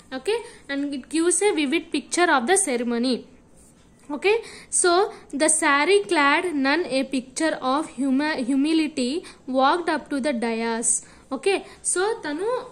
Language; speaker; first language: English; non-native, local second language; Telugu